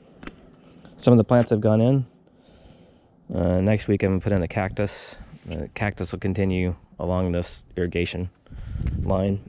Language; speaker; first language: English; native; English